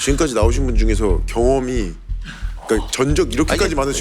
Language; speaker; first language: Korean; native; Korean